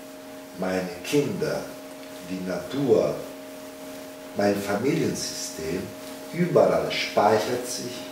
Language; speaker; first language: German; non-native, fluent; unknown